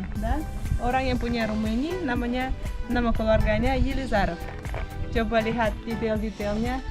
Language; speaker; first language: Indonesian; non-native, fluent; Russian